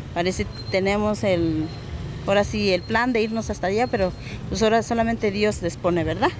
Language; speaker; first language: Spanish; native; Spanish